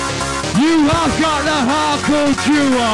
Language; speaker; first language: English; native; English